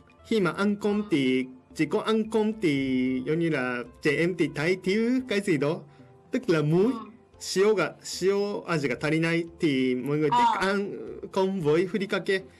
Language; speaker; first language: Vietnamese; non-native, fluent; Japanese